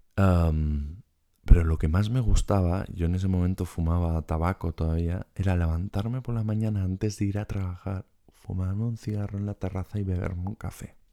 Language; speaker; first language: Spanish; non-native, fluent; German